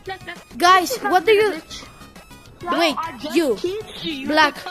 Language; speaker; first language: English; non-native, fluent; Greek